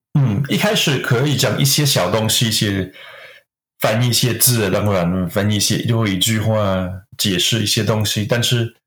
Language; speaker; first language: Chinese; non-native, fluent; French